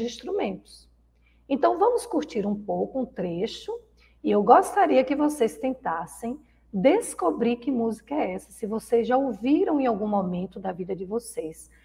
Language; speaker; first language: Portuguese; native; Portuguese